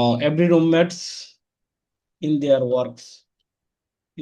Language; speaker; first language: English; non-native, learner; Bangla